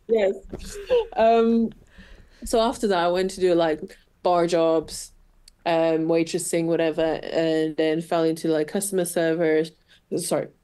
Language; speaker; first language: English; non-native, fluent; Portuguese